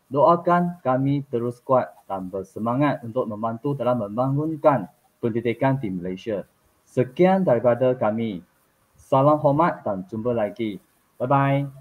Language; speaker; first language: Malay; non-native, local second language; Chinese